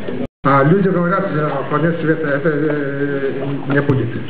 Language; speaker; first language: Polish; non-native, learner; Tuvinian